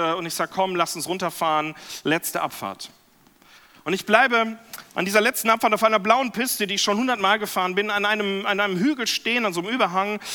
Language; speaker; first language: German; native; German